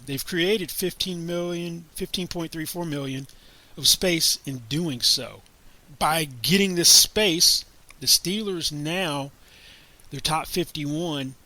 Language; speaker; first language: English; native; English